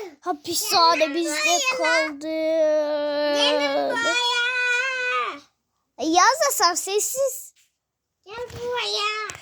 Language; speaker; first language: Turkish; native; Turkish